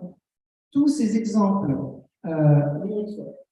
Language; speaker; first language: French; native; French